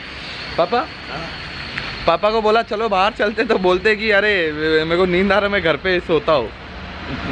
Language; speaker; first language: Hindi; native; Hindi